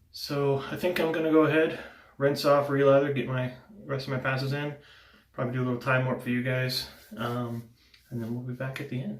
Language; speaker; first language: English; native; English